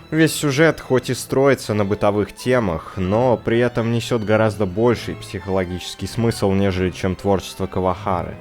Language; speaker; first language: Russian; native; Russian